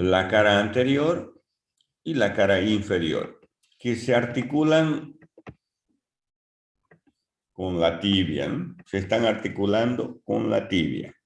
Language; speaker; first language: Spanish; native; Spanish